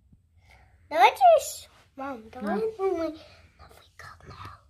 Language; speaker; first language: Russian; early bilingual, heritage; Russian